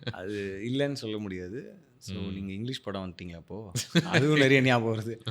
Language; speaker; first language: Tamil; native; Tamil